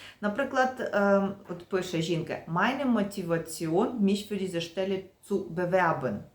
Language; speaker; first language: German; non-native, fluent; Ukrainian